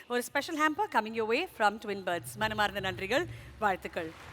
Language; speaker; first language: Tamil; native; Tamil